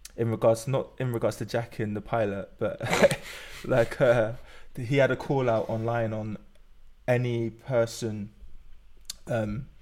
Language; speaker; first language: English; native; English